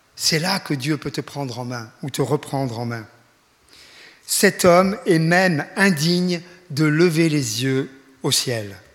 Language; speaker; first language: French; native; French